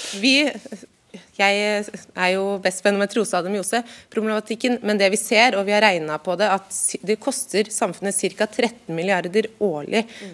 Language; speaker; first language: Norwegian; native; Norwegian